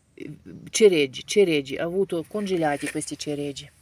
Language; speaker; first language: Italian; non-native, fluent; Ukrainian